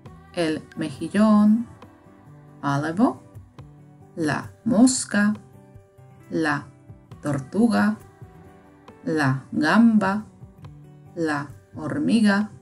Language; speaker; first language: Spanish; non-native, fluent; Slovak